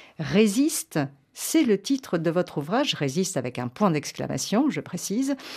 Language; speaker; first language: French; native; French